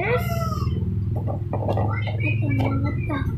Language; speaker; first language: Filipino; native; Filipino